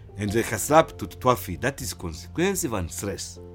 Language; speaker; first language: Dutch; non-native, learner; Rundi